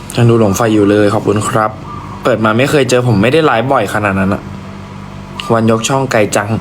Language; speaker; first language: Thai; native; Thai